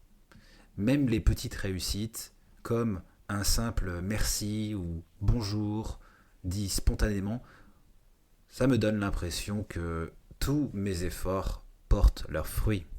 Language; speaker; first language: French; native; French